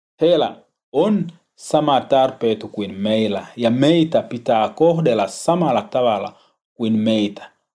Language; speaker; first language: Finnish; non-native, learner; Swahili